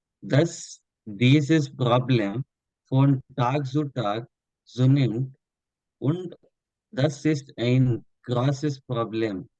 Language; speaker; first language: German; non-native, learner; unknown